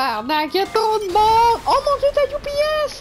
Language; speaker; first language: French; native; French